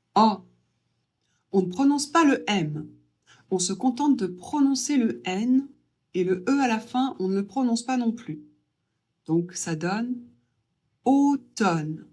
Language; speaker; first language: French; native; French